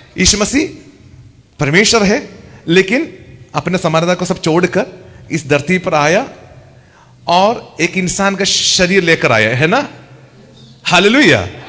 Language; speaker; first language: Hindi; non-native, local second language; Malayalam